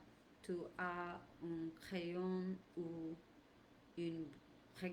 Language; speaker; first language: French; non-native, learner; English